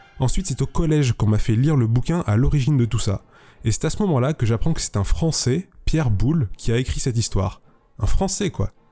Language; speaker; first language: French; native; French